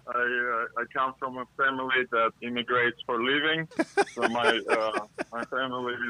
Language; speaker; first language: English; non-native, fluent; Russian